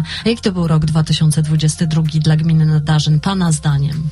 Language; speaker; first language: Polish; native; Polish